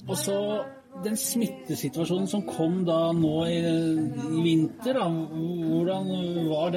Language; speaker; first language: Norwegian; native; Norwegian